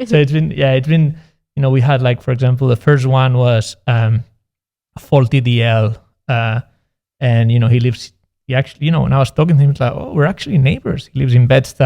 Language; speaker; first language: English; non-native, fluent; Spanish